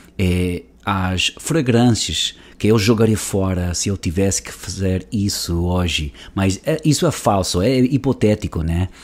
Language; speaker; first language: Portuguese; non-native, learner; Spanish